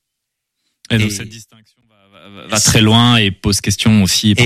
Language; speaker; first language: French; native; French